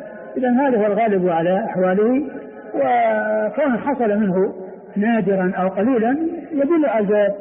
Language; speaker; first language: Arabic; native; Arabic